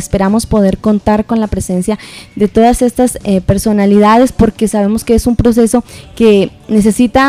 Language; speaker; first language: Spanish; native; Spanish